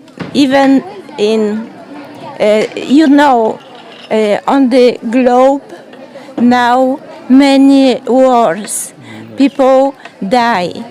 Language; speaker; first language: English; non-native, learner; Polish